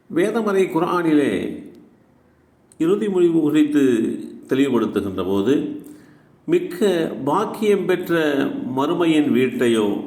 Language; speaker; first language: Tamil; native; Tamil